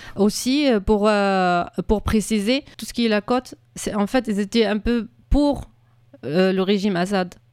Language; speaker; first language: French; non-native, fluent; Arabic